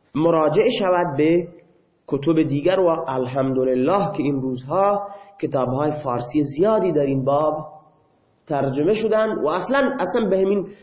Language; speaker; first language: Persian; non-native, local second language; Baluchi